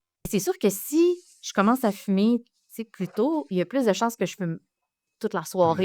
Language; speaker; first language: French; native; French